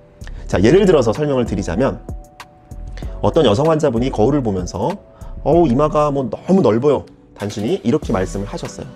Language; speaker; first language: Korean; native; Korean